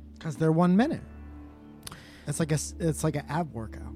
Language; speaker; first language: English; native; English